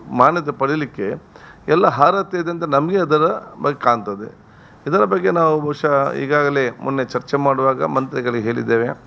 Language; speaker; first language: Kannada; non-native, local second language; Badaga